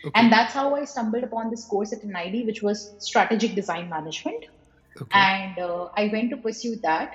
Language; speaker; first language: English; non-native, local second language; Hindi